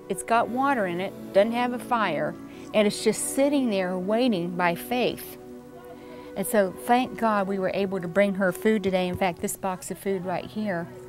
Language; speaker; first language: English; native; English